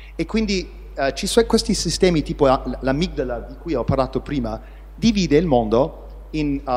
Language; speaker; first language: Italian; non-native, fluent; English